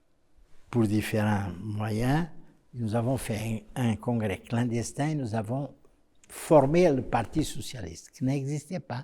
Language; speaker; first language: French; non-native, fluent; Portuguese